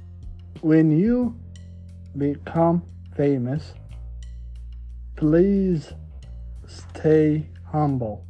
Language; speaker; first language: English; non-native, fluent; Arabic